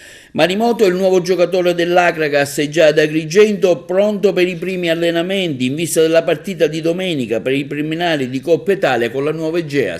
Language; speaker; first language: Italian; native; Italian